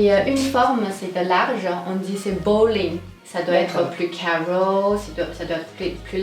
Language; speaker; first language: French; non-native, fluent; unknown